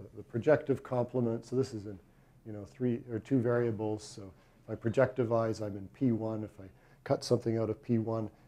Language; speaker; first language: English; native; English